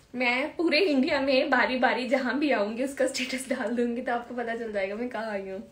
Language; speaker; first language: Hindi; native; Hindi